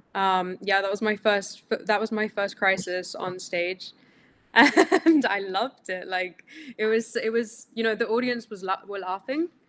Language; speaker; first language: English; early bilingual, other home language; Greek